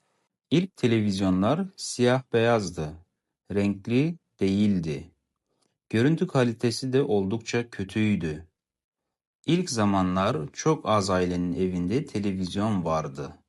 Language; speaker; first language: Turkish; non-native, fluent; Kazakh